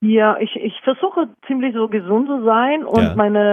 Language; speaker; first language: German; non-native, fluent; Norwegian